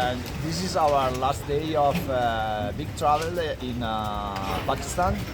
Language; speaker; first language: English; non-native, learner; Italian